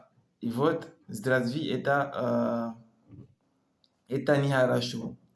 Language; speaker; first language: Russian; non-native, learner; French